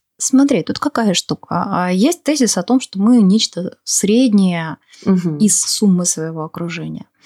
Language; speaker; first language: Russian; native; Russian